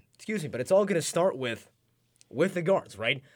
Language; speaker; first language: English; native; English